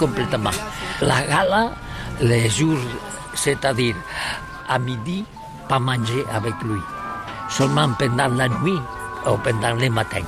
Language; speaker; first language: French; non-native, learner; Catalan